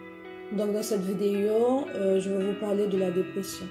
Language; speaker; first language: French; native; French